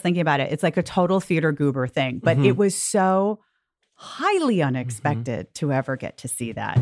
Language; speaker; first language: English; native; English